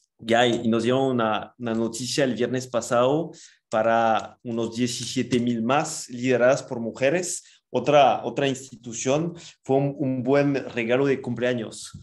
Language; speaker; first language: Spanish; non-native, fluent; French